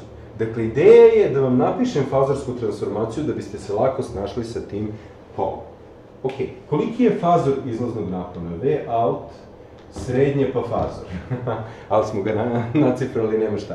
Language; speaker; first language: Serbian; native; Serbian